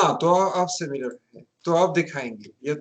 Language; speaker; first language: Hindi; non-native, learner; Russian